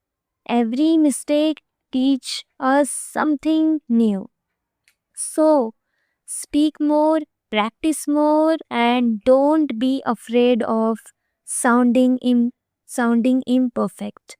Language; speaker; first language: English; non-native, fluent; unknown